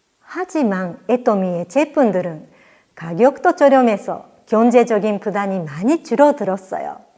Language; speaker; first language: Korean; non-native, fluent; Japanese